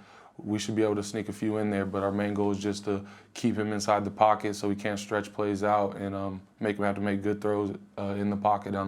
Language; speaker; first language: English; native; English